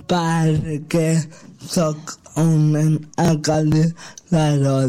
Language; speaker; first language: Catalan; non-native, local second language; Spanish